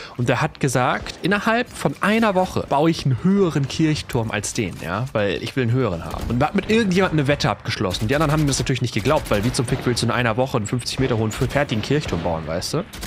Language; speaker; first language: German; native; German